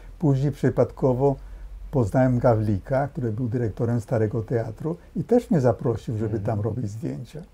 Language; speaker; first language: Polish; early bilingual, heritage; Polish